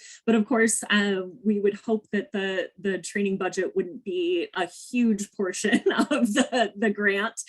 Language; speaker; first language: English; native; English